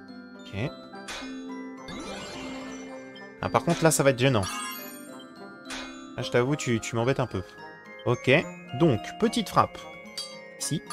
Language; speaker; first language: French; native; French